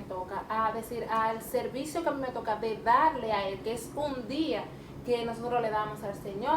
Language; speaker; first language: Spanish; native; Spanish